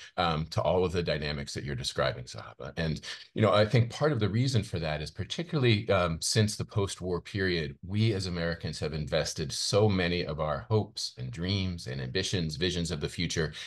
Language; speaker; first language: English; native; English